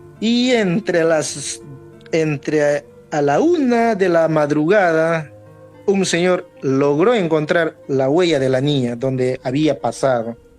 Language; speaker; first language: Spanish; non-native, local second language; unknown